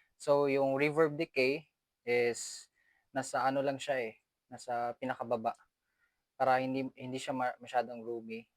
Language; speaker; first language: Filipino; non-native, local second language; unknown